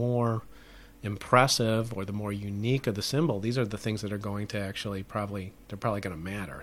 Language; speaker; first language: English; native; English